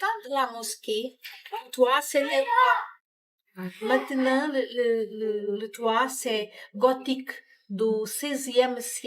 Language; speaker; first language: French; non-native, learner; Portuguese